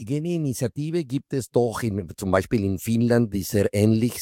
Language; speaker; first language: German; non-native, fluent; Spanish